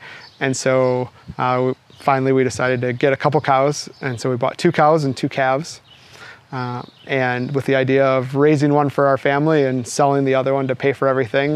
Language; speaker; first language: English; native; English